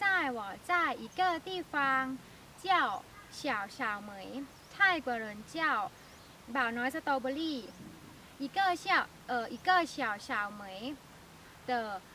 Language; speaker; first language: Chinese; non-native, learner; Thai